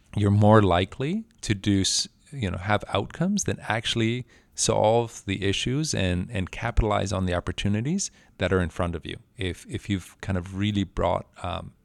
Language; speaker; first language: English; non-native, fluent; Spanish